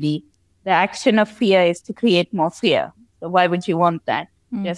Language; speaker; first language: English; non-native, local second language; Hindi